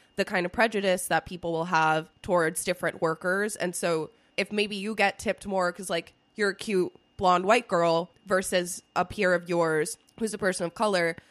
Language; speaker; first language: English; early bilingual, other home language; Spanish